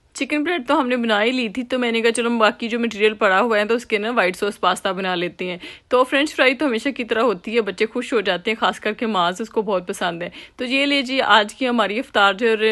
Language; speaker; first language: Urdu; native; Urdu